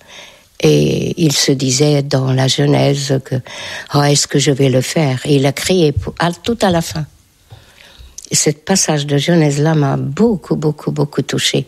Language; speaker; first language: French; non-native, fluent; Hungarian